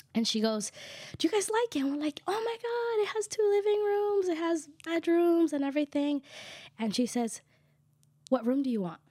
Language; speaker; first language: English; early bilingual, other home language; Kʼicheʼ